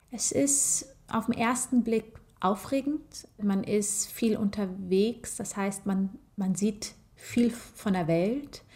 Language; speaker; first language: German; native; German